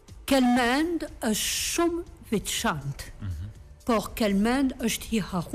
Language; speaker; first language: Albanian; non-native, learner; French